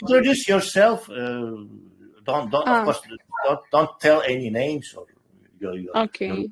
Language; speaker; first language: English; non-native, fluent; Chechen